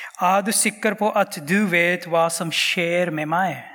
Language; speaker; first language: Norwegian; non-native, fluent; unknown